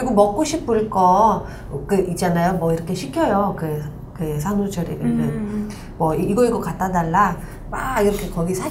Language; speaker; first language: Korean; non-native, local second language; Uzbek